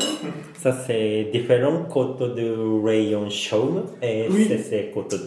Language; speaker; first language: French; non-native, learner; Japanese